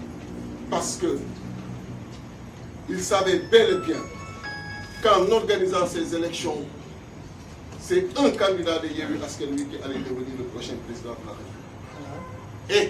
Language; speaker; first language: French; non-native, local second language; Wolof